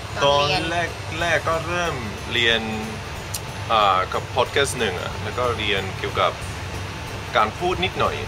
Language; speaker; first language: Thai; non-native, fluent; Dutch